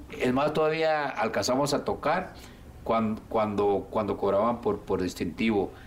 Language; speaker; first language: Spanish; native; Spanish